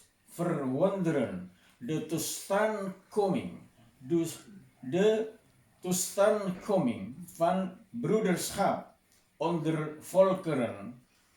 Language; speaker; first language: Dutch; non-native, fluent; Indonesian